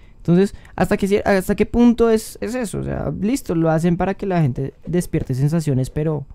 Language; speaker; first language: Spanish; native; Spanish